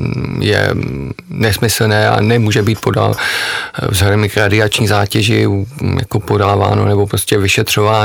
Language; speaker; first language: Czech; native; Czech